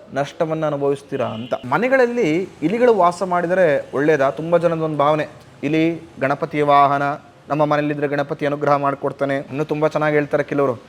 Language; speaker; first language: Kannada; native; Kannada